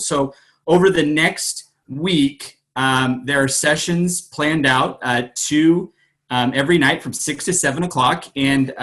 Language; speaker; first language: English; native; English